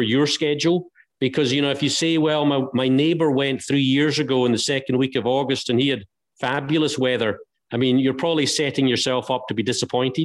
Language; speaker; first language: English; native; English